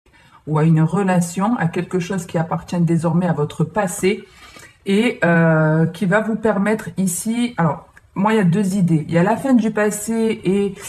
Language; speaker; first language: French; native; French